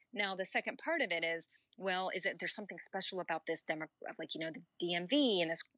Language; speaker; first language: English; native; English